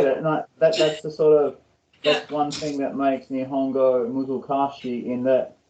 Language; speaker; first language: English; non-native, learner; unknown